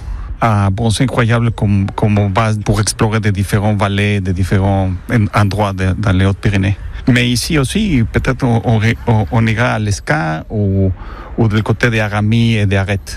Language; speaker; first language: French; non-native, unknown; Spanish